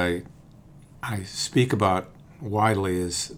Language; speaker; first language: English; native; English